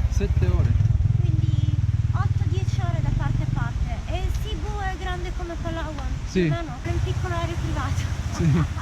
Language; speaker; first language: Italian; non-native, learner; Polish